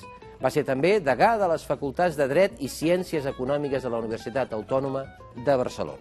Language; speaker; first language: Catalan; native; Catalan